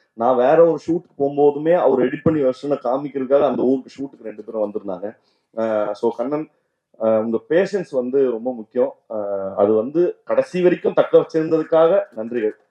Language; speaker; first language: Tamil; native; Tamil